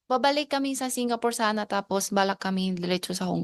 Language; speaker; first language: Filipino; non-native, learner; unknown